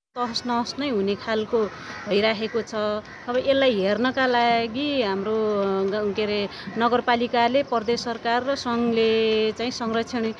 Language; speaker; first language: Nepali; native; Nepali